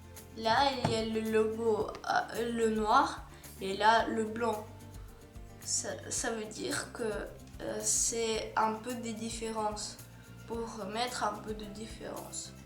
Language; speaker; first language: French; non-native, learner; Ukrainian